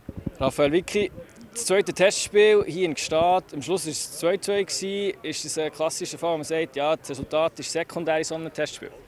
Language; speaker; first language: German; native; German